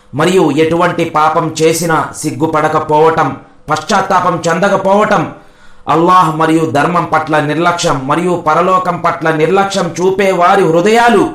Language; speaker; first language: Telugu; non-native, local second language; Urdu